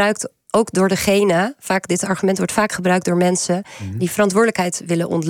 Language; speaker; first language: Dutch; native; Dutch